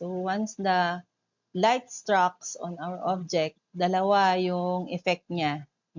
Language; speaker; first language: Filipino; native; Filipino